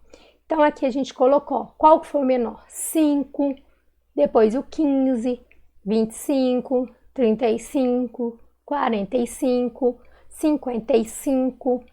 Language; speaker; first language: Portuguese; native; Portuguese